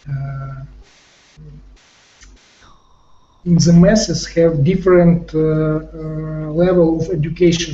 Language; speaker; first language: English; non-native, fluent; Ukrainian